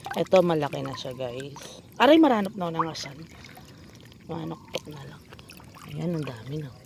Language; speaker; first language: Filipino; non-native, local second language; Pampanga